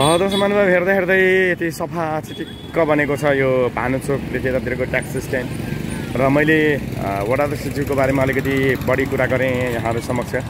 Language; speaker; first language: Nepali; native; Nepali